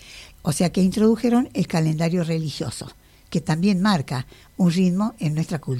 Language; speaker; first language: Spanish; native; Spanish